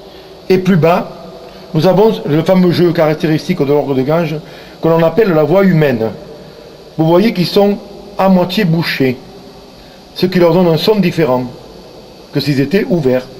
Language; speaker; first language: French; native; French